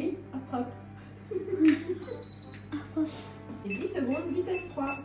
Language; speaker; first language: French; native; French